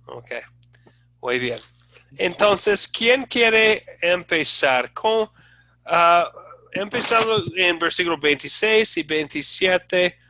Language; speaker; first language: Spanish; non-native, fluent; English